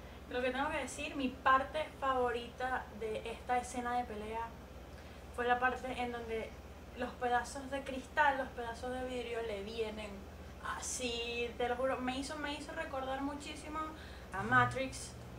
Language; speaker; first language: Spanish; native; Spanish